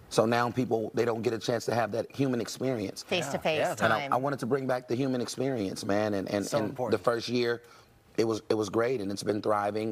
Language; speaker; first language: English; native; English